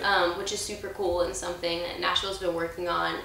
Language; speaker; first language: English; native; English